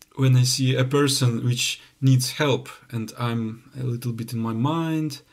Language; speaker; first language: English; non-native, fluent; Ukrainian